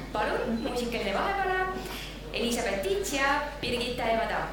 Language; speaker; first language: Estonian; native; Estonian